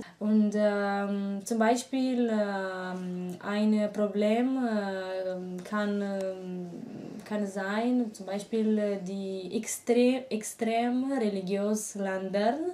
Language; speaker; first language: German; non-native, learner; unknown